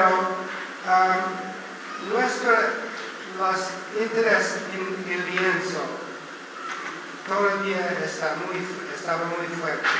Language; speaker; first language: Spanish; non-native, learner; English